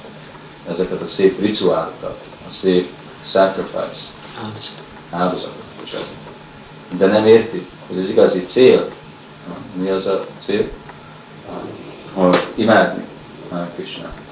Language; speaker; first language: Hungarian; early bilingual, heritage; Hungarian